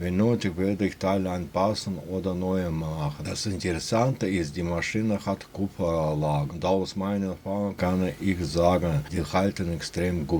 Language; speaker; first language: German; non-native, fluent; Russian